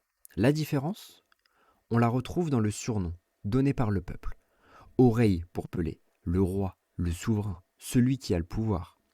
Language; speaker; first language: French; native; French